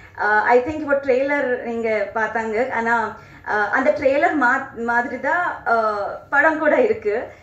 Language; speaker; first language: Tamil; non-native, learner; Telugu